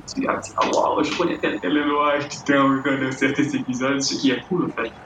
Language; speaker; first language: French; native; French